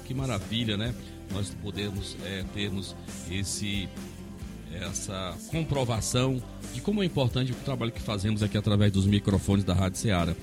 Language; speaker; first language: Portuguese; native; Portuguese